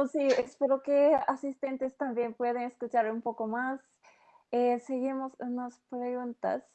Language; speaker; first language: Spanish; non-native, fluent; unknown